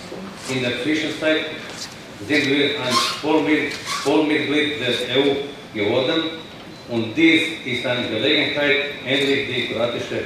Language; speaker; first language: German; non-native, fluent; Croatian